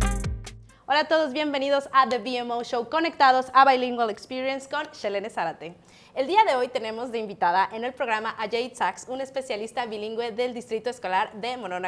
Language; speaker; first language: Spanish; native; Spanish